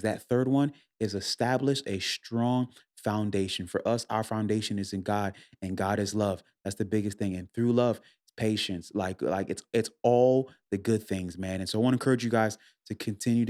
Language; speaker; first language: English; native; English